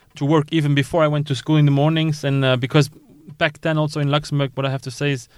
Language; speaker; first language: English; non-native, fluent; Luxembourgish